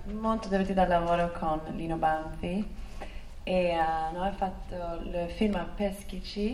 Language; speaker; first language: Italian; non-native, learner; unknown